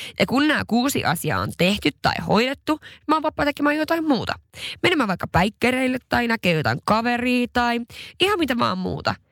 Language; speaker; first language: Finnish; non-native, local second language; Swedish